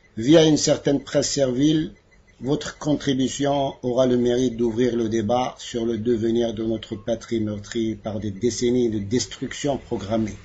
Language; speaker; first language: French; non-native, local second language; Arabic